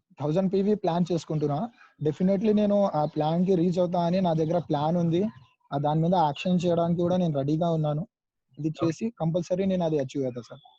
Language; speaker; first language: Telugu; non-native, local second language; Urdu